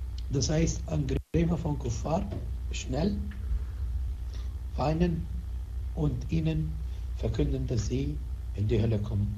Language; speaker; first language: German; non-native, fluent; Arabic